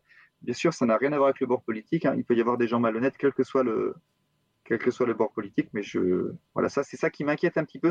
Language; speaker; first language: French; native; French